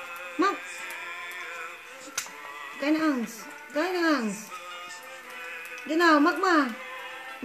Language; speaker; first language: German; non-native, learner; Cebuano